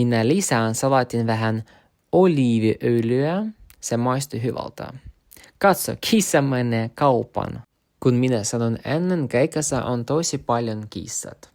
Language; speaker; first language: Finnish; non-native, learner; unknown